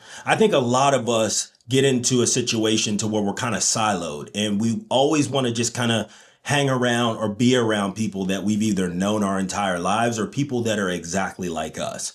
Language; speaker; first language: English; native; English